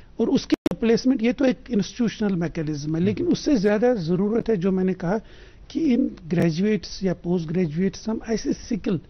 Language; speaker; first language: Hindi; non-native, local second language; Kashmiri